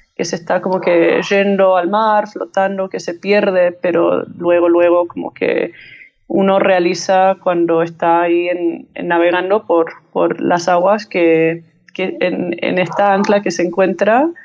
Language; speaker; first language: Spanish; early bilingual, heritage; English